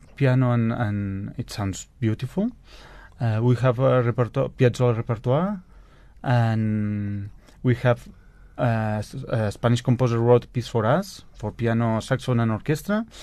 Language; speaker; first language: English; non-native, learner; Spanish